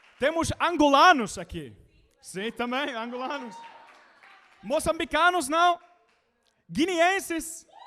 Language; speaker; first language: Portuguese; non-native, learner; English